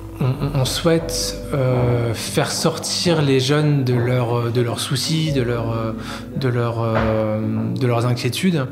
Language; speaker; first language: French; native; French